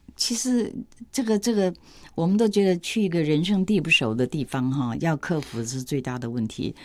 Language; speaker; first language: Chinese; native; Chinese